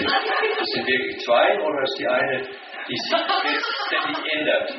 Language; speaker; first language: German; non-native, fluent; Danish